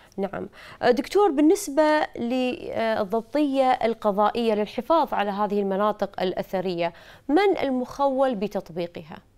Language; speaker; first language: Arabic; native; Arabic